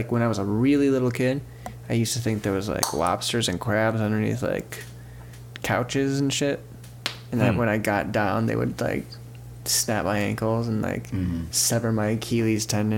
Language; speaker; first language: English; native; English